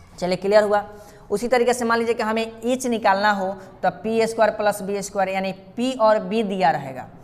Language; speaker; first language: Hindi; native; Hindi